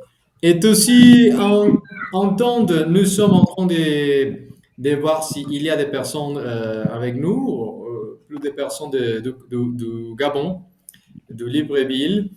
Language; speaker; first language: French; non-native, fluent; Spanish